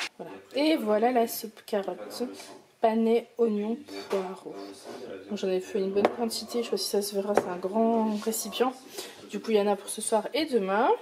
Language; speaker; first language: French; native; French